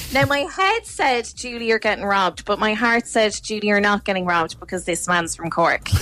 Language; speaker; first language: English; native; English